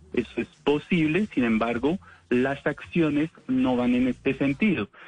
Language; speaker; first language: Spanish; non-native, fluent; French